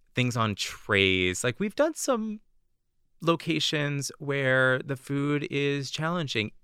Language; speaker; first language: English; native; English